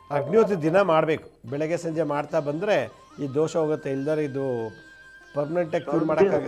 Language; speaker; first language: Kannada; native; Kannada